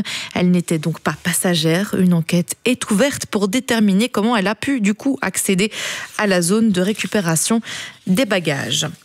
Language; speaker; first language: French; native; French